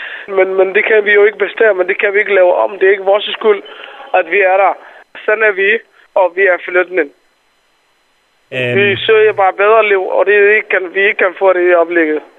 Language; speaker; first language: Danish; non-native, fluent; Somali